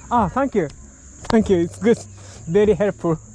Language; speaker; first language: English; non-native, learner; Japanese